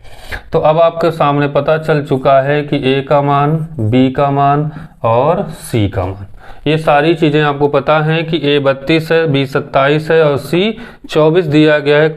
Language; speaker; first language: Hindi; native; Hindi